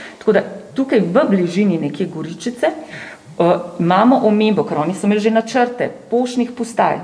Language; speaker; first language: Slovenian; native; Slovenian